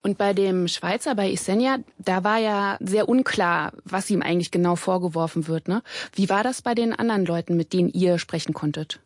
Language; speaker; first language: German; native; German